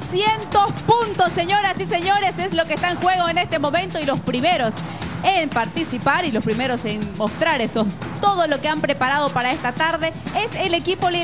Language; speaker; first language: Spanish; native; Spanish